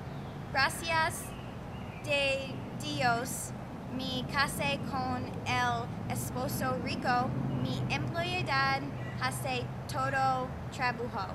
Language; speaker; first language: Spanish; non-native, learner; English